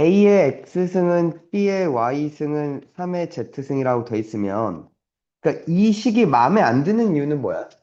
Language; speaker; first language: Korean; native; Korean